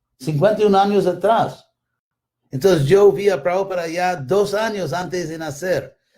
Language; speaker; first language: Spanish; non-native, fluent; English